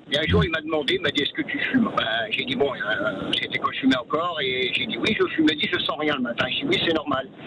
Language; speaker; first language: French; native; French